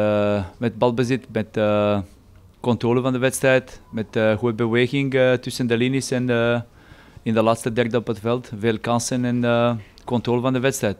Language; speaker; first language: Dutch; non-native, fluent; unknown